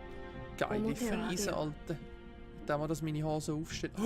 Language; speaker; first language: German; native; German